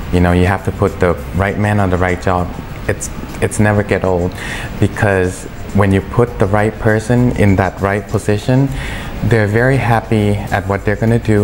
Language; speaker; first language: English; early bilingual, other home language; Thai